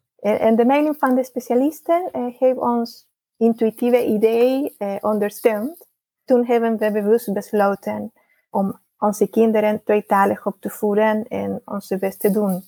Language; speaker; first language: Dutch; non-native, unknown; Spanish